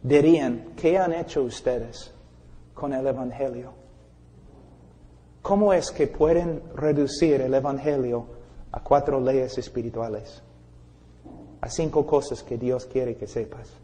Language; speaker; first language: Spanish; non-native, fluent; English